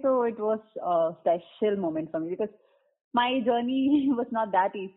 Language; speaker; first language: English; non-native, local second language; Malayalam